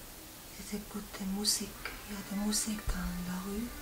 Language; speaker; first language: French; non-native, fluent; Spanish